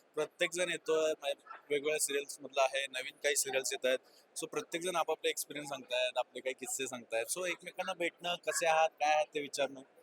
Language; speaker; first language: Marathi; native; Marathi